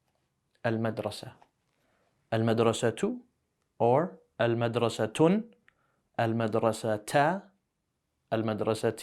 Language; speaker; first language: Arabic; non-native, fluent; English